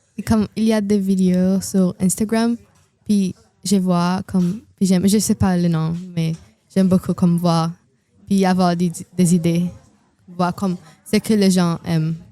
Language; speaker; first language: French; non-native, learner; Portuguese